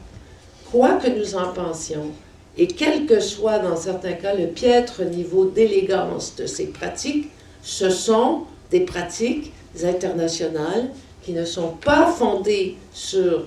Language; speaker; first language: French; native; French